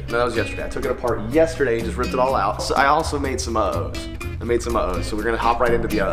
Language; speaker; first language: English; native; English